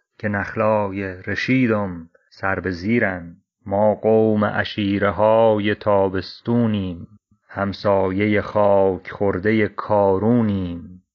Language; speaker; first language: Persian; native; Persian